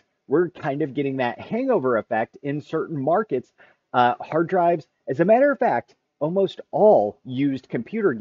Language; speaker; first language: English; native; English